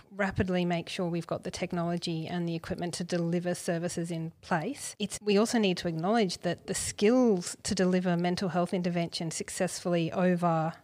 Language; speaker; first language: English; native; English